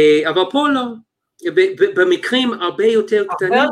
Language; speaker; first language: Hebrew; non-native, fluent; English